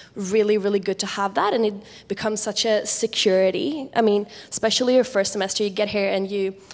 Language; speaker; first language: English; non-native, fluent; Swedish